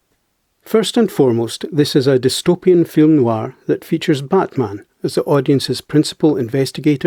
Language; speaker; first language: English; native; English